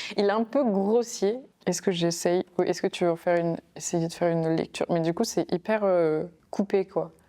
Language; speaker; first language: French; native; French